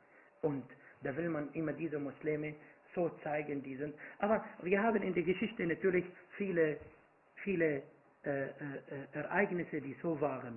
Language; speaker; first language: German; non-native, fluent; Arabic